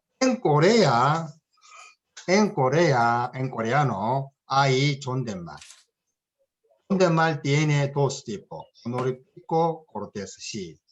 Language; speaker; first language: Spanish; non-native, learner; Korean